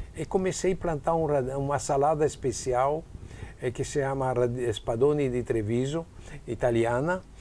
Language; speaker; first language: Portuguese; non-native, fluent; Italian